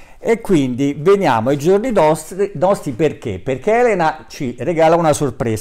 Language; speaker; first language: Italian; native; Italian